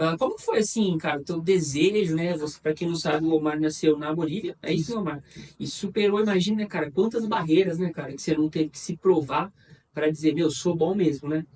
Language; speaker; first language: Portuguese; native; Portuguese